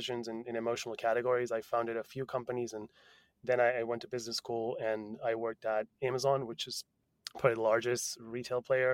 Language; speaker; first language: English; non-native, fluent; Spanish